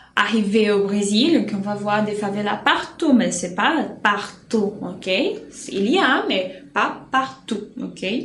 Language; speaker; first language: French; non-native, fluent; Portuguese